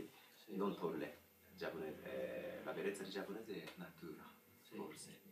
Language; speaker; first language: Italian; non-native, learner; Japanese